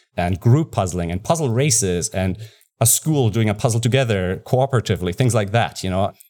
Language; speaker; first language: English; non-native, fluent; German